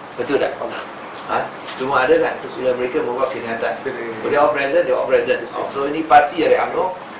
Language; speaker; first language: Malay; non-native, local second language; Chinese